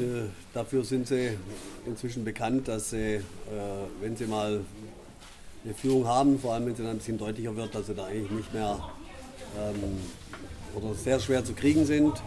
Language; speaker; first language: German; native; German